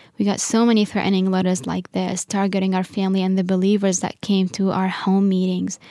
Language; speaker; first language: English; non-native, fluent; Arabic